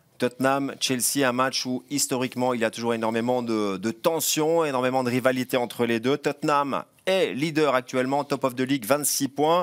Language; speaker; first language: French; native; French